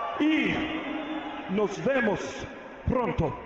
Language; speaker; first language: Spanish; non-native, learner; English